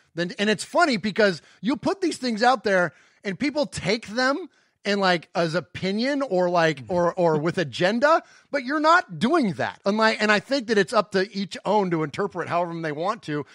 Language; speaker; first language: English; native; English